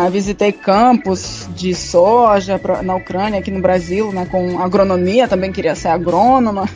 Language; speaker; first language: Portuguese; non-native, fluent; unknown